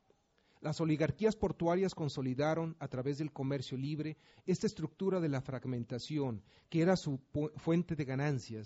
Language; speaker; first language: Spanish; native; Spanish